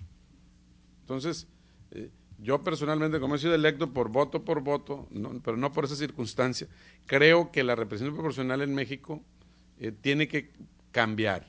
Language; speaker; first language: Spanish; native; Spanish